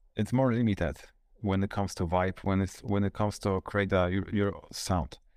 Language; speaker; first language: English; non-native, fluent; Polish